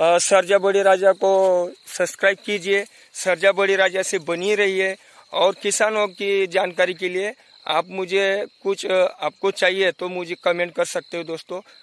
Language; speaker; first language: Hindi; non-native, local second language; Marathi